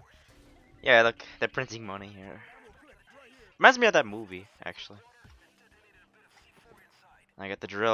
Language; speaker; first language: English; non-native, fluent; Swedish